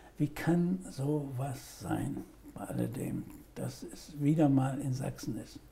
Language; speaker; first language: German; native; German